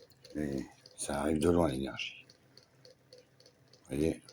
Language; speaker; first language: French; native; French